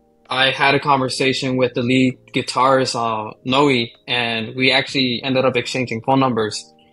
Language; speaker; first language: English; early bilingual, other home language; Spanish